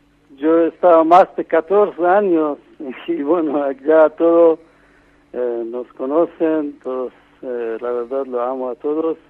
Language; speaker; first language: Spanish; non-native, fluent; Persian